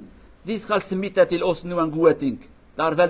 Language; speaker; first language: Swedish; non-native, learner; Norwegian